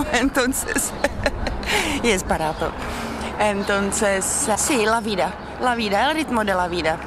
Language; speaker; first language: Spanish; non-native, learner; Czech